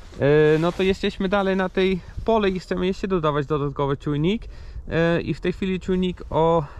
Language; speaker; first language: Polish; non-native, learner; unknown